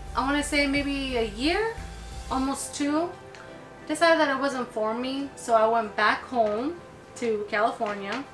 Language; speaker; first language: English; native; English